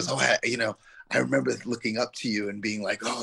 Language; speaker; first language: English; native; English